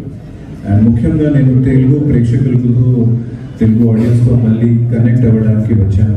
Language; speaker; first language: Telugu; non-native, fluent; Hindi